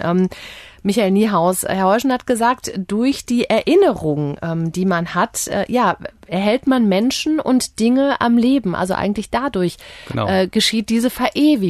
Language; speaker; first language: German; native; German